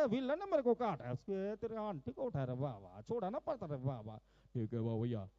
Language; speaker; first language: Hindi; non-native, local second language; Gujarati